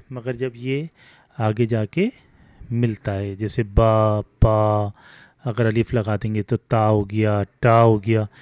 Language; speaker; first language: Urdu; native; Urdu